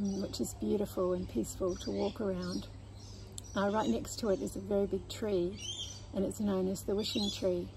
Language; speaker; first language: English; native; English